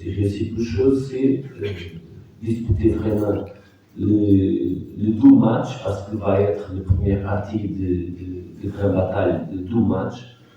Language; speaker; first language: French; non-native, fluent; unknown